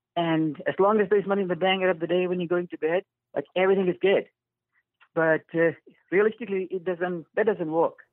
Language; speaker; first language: English; non-native, fluent; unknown